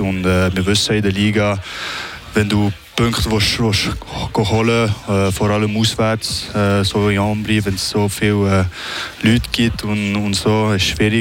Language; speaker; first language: German; non-native, local second language; French